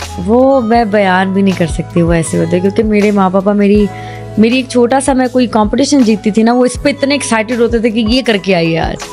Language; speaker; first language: Urdu; native; Urdu